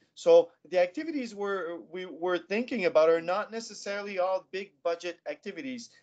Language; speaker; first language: English; non-native, local second language; French